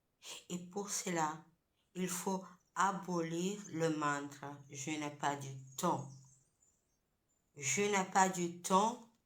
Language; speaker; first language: French; non-native, fluent; Italian